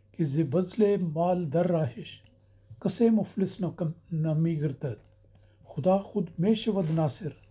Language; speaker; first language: Urdu; native; Urdu